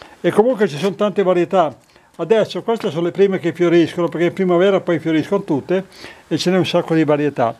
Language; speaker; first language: Italian; native; Italian